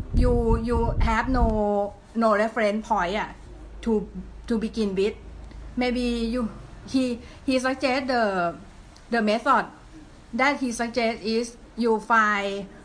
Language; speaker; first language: English; non-native, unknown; Thai